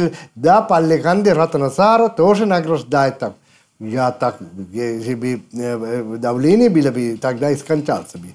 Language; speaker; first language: Russian; non-native, fluent; Sinhala